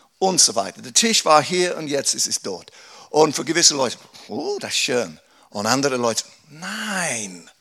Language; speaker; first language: German; non-native, fluent; English